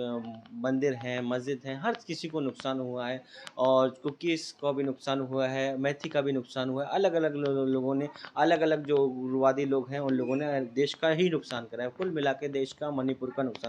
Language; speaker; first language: Hindi; native; Hindi